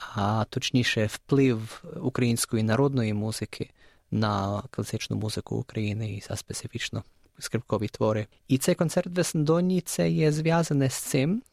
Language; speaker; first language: Ukrainian; early bilingual, other home language; English